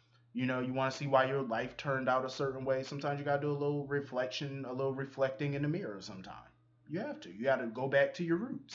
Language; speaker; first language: English; native; English